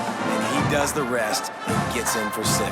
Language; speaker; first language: English; native; English